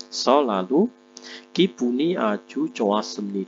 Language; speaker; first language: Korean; non-native, fluent; Indonesian